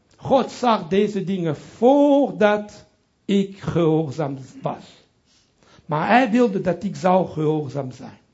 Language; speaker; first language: Dutch; non-native, fluent; French